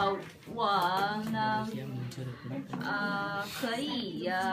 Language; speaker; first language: Chinese; non-native, learner; Vietnamese